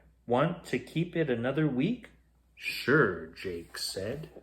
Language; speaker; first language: English; native; English